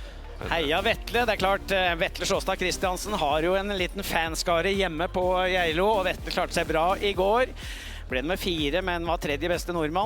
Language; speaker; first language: Norwegian; native; Norwegian